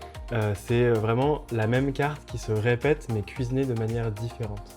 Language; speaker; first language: French; native; French